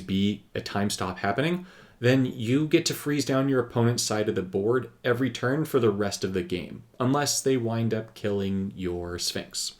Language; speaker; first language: English; native; English